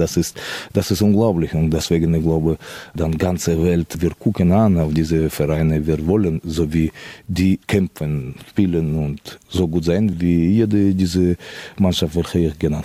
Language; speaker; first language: German; non-native, fluent; Russian